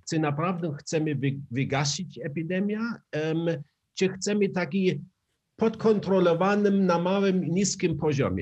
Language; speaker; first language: Polish; non-native, learner; German